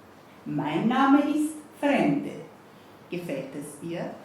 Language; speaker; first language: German; non-native, fluent; Persian